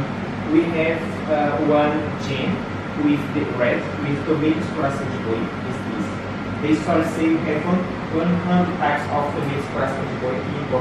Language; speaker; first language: English; non-native, learner; Portuguese